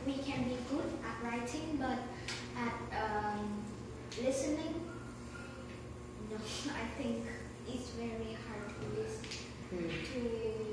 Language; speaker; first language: English; non-native, learner; Vietnamese